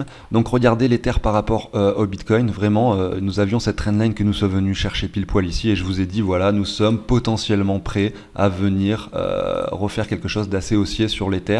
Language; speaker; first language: French; native; French